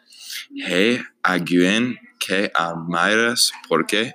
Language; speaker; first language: Spanish; non-native, learner; English